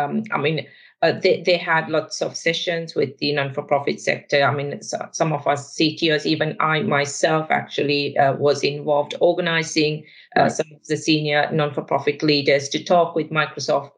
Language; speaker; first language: English; non-native, local second language; Sinhala